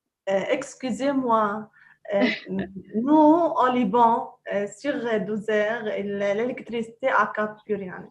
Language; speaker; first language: French; non-native, local second language; Arabic